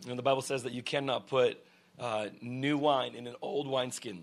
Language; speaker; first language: English; early bilingual, other home language; Russian